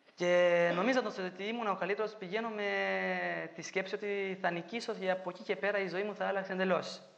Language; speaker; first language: Greek; non-native, fluent; Albanian